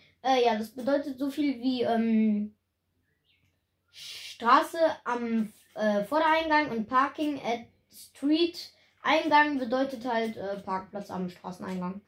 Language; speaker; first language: German; native; German